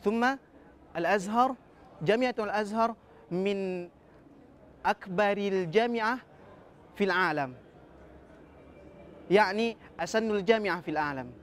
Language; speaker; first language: Arabic; non-native, fluent; Indonesian